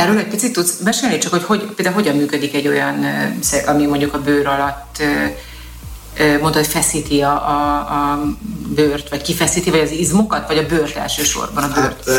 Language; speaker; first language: Hungarian; native; Hungarian